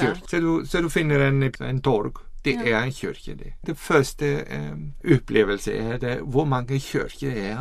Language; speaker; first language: Swedish; non-native, learner; Icelandic